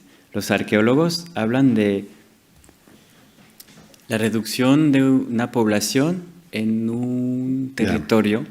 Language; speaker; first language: Spanish; non-native, fluent; French